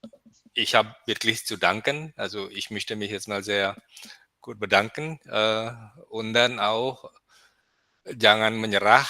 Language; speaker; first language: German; non-native, fluent; Indonesian